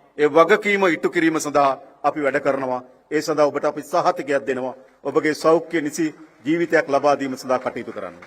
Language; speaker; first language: Sinhala; native; Sinhala